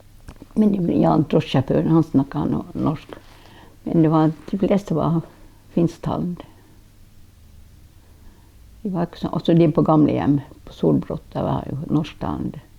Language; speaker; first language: Norwegian; non-native, local second language; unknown